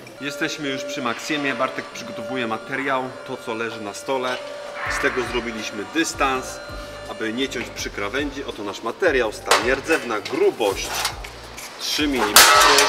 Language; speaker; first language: Polish; native; Polish